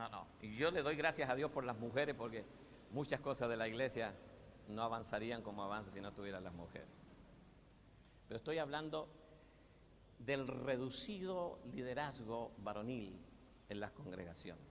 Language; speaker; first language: Spanish; native; Spanish